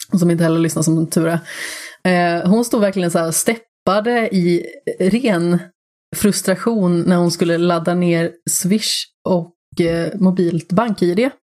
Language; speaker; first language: Swedish; native; Swedish